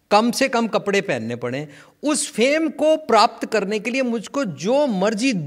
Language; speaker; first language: Hindi; non-native, local second language; Punjabi